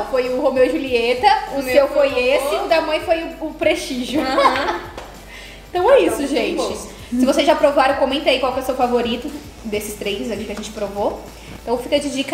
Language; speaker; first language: Portuguese; native; Portuguese